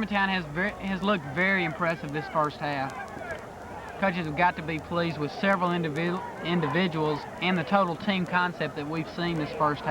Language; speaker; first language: English; native; English